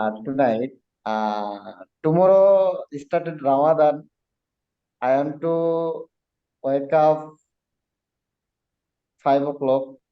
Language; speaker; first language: English; non-native, learner; Bangla